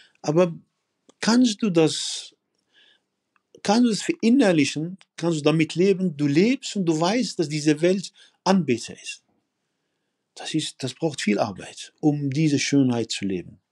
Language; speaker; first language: German; non-native, fluent; Arabic